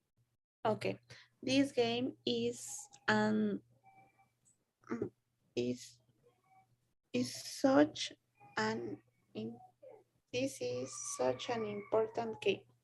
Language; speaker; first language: English; non-native, learner; Spanish